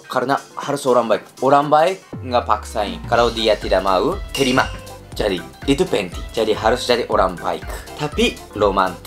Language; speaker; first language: Indonesian; non-native, learner; Japanese